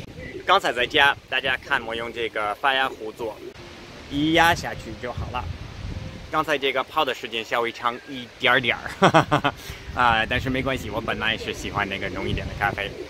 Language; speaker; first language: Chinese; non-native, fluent; English